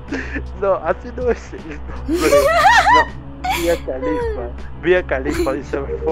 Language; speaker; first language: Spanish; native; Spanish